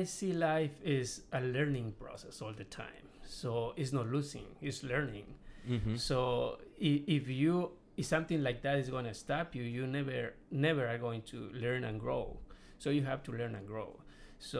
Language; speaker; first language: English; non-native, learner; Spanish